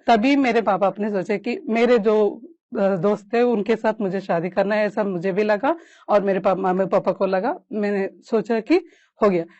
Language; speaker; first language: Hindi; non-native, local second language; Kannada